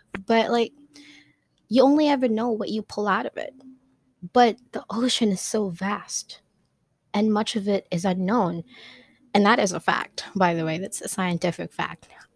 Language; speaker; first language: English; non-native, local second language; Filipino